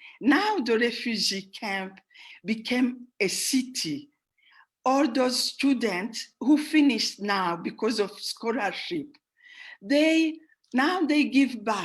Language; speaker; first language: English; non-native, fluent; Rundi